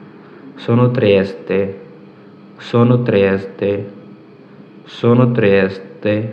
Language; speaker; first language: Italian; non-native, learner; Urdu